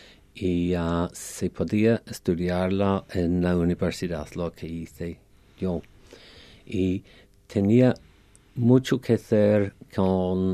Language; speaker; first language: Spanish; non-native, fluent; English